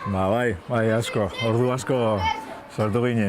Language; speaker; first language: Basque; non-native, local second language; Spanish